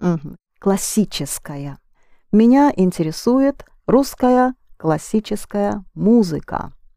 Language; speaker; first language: Russian; native; Russian